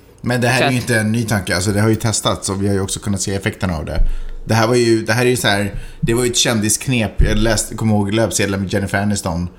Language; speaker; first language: Swedish; native; Swedish